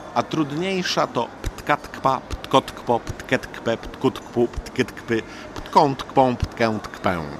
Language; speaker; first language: Polish; native; Polish